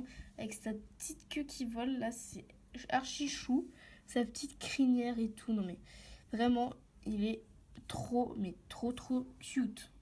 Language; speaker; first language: French; native; French